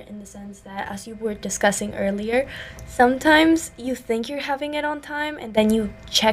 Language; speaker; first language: English; non-native, fluent; Spanish